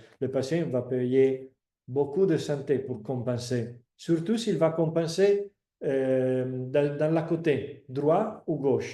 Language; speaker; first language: French; non-native, fluent; Italian